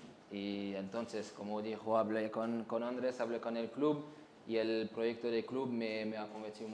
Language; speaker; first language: Spanish; non-native, learner; French